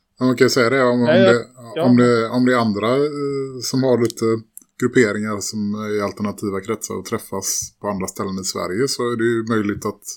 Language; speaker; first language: Swedish; native; Swedish